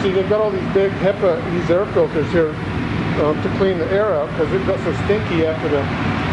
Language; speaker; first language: English; native; English